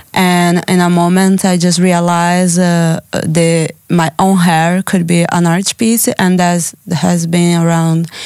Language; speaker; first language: English; non-native, learner; Portuguese